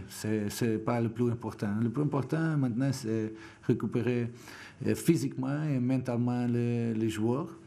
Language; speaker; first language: French; non-native, fluent; Portuguese